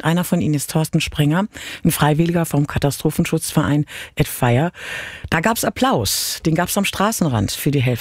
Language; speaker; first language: German; native; German